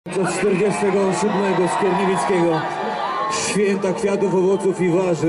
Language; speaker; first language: Polish; native; Polish